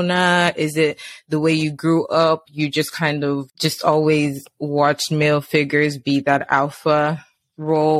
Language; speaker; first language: English; non-native, local second language; Yoruba